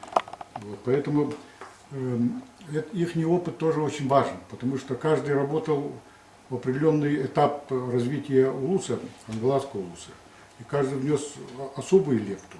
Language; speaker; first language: Russian; non-native, local second language; Yakut